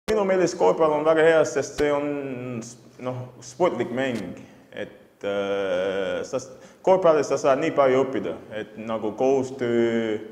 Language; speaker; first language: Estonian; non-native, fluent; English